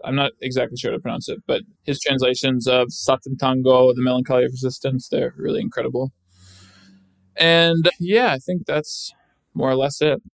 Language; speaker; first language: English; native; English